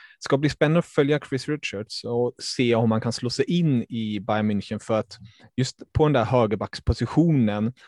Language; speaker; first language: Swedish; early bilingual, other home language; German